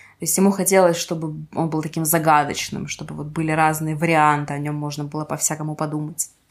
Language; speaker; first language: Russian; non-native, local second language; Ukrainian